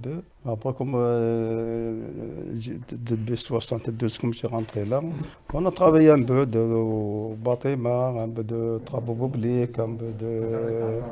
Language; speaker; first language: French; non-native, learner; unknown